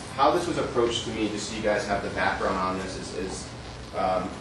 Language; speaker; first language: English; native; English